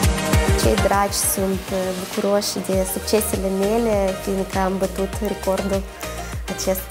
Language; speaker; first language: Romanian; non-native, local second language; Russian